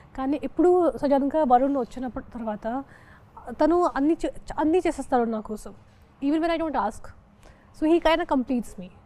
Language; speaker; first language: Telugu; non-native, local second language; Hindi